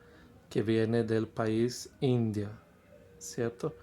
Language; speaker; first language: Spanish; non-native, fluent; Portuguese